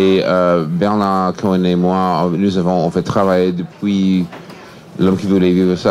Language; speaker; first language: French; non-native, fluent; English